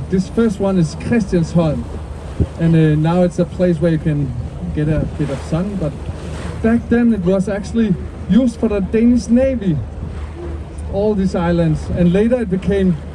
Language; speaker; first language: English; non-native, fluent; Danish